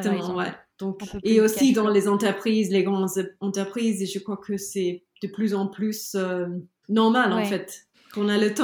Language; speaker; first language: French; non-native, learner; English